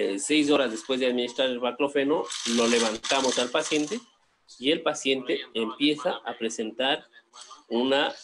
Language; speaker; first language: Spanish; native; Spanish